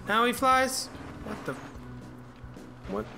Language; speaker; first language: English; native; English